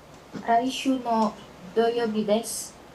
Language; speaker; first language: Japanese; non-native, learner; Indonesian